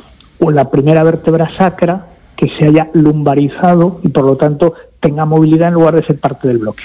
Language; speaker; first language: Spanish; native; Spanish